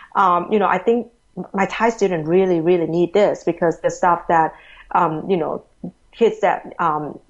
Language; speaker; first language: English; non-native, fluent; Thai